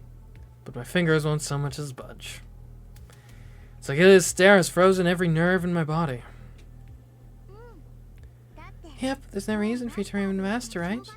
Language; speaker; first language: English; native; English